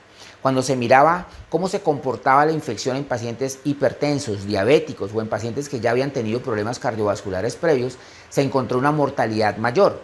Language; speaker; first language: Spanish; native; Spanish